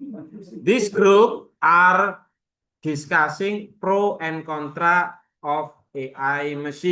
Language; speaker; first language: English; non-native, learner; Indonesian